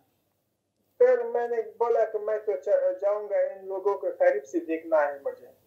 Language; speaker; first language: Hindi; non-native, fluent; Persian